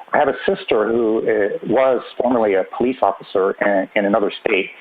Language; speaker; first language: English; native; English